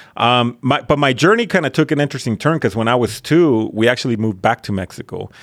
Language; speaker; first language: English; early bilingual, other home language; Spanish